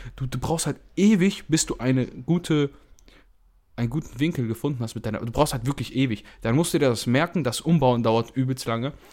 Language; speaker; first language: German; early bilingual, other home language; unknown